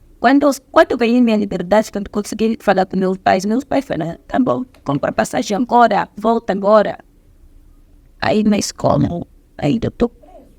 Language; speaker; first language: Portuguese; non-native, fluent; Zulu